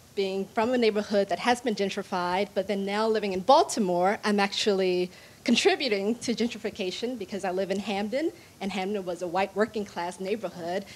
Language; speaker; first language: English; native; English